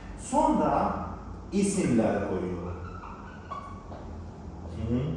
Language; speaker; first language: Turkish; non-native, fluent; Persian